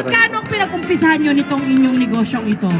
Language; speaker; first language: Filipino; native; Filipino